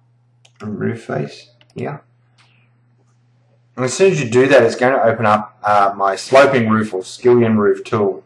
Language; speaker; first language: English; native; English